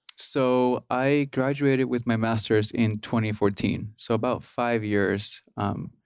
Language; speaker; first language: English; early bilingual, other home language; Spanish